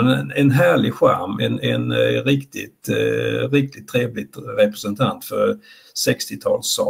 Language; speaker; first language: Swedish; native; Swedish